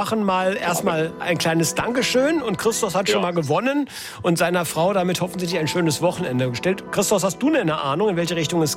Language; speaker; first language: German; native; German